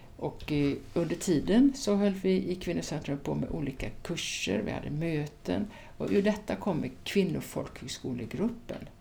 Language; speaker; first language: Swedish; native; Swedish